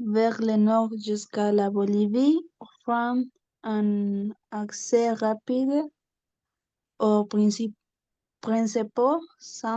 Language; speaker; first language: French; non-native, learner; Spanish